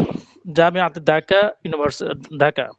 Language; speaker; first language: Arabic; non-native, learner; Bangla